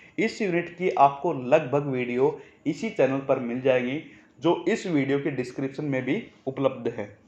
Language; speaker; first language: Hindi; native; Hindi